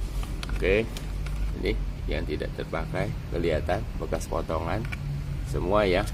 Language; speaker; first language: Indonesian; native; Indonesian